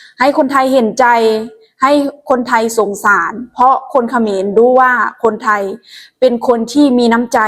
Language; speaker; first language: Thai; non-native, local second language; Lao